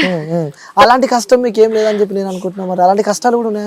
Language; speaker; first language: Telugu; native; Telugu